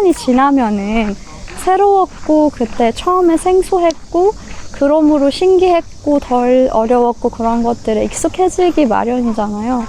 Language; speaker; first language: Korean; non-native, fluent; Persian